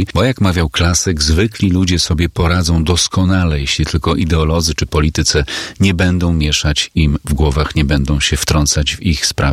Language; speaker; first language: Polish; native; Polish